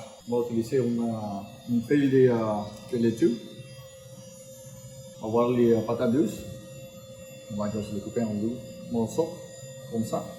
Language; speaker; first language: French; non-native, fluent; Spanish